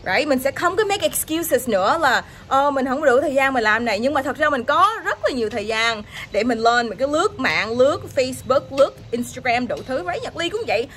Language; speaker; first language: Vietnamese; early bilingual, heritage; Vietnamese